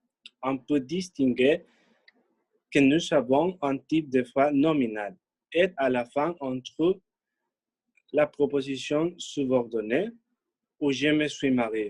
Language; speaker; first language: French; non-native, learner; Spanish